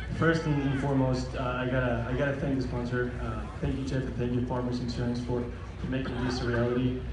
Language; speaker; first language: English; non-native, fluent; Spanish